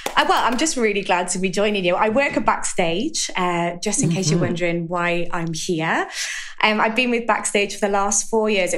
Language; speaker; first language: English; native; English